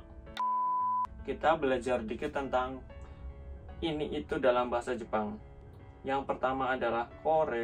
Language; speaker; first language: Indonesian; native; Indonesian